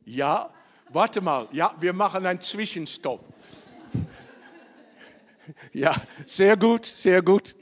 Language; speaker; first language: German; non-native, learner; Dutch